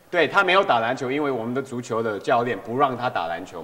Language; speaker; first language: Chinese; early bilingual, heritage; Chinese